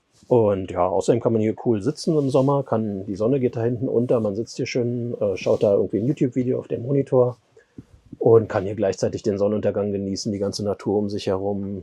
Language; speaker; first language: German; native; German